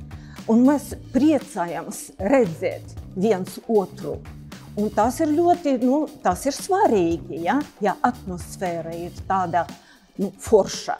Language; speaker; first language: Latvian; non-native, learner; Russian